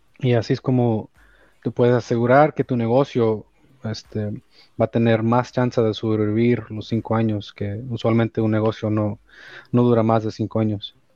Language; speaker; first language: Spanish; early bilingual, heritage; Spanish